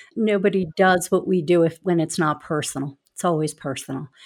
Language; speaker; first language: English; native; English